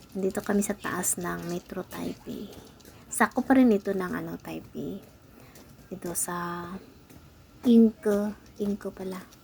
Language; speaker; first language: Filipino; non-native, local second language; Cebuano